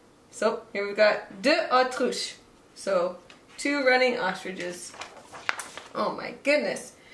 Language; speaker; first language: English; native; English